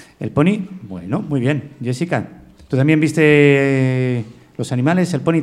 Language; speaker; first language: Spanish; native; Spanish